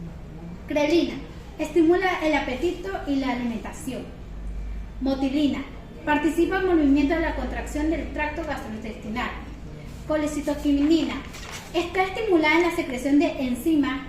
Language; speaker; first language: Spanish; native; Spanish